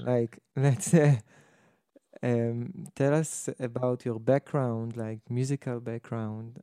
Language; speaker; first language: English; non-native, fluent; Hebrew